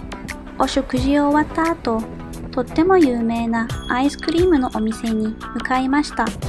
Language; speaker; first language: Japanese; non-native, fluent; Arabic